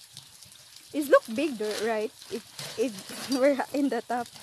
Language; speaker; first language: English; non-native, local second language; Cebuano